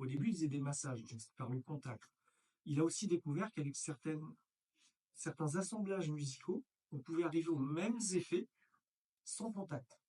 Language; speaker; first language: French; native; French